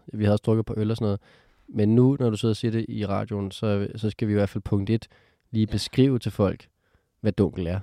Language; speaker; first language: Danish; native; Danish